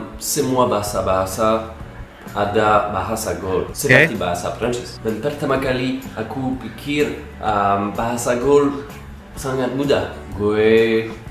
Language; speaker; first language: Indonesian; non-native, learner; French